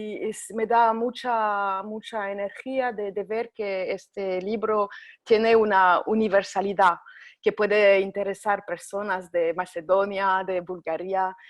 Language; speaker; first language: Spanish; non-native, fluent; French